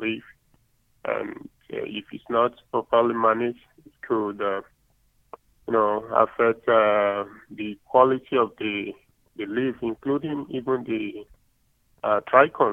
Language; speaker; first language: English; non-native, local second language; Yoruba